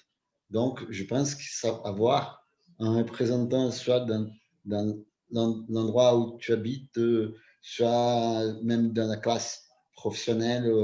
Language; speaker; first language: French; non-native, fluent; Portuguese